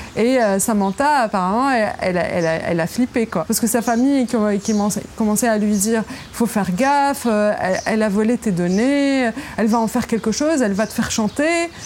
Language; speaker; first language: French; non-native, local second language; Arabic